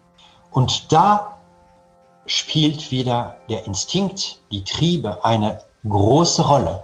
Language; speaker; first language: German; non-native, fluent; French